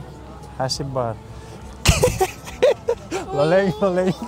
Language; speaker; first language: Thai; non-native, learner; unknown